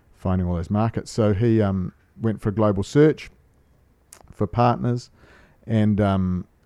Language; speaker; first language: English; native; English